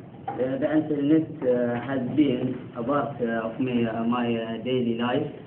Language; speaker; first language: English; non-native, learner; Arabic